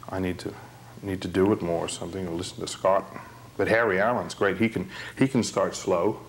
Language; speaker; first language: English; native; English